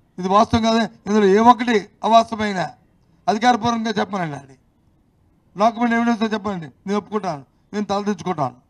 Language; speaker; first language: Telugu; native; Telugu